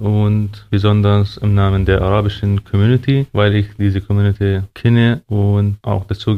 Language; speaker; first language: German; non-native, fluent; Arabic